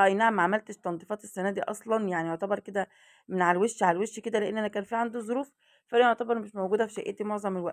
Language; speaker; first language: Arabic; native; Arabic